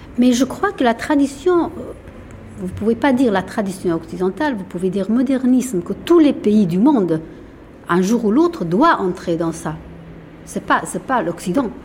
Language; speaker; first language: French; non-native, fluent; Persian